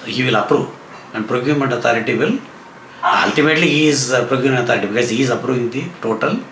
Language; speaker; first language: English; non-native, local second language; Tamil